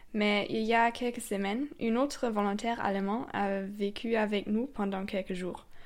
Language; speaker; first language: French; non-native, fluent; German